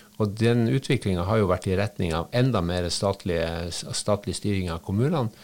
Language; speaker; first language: Norwegian; native; Norwegian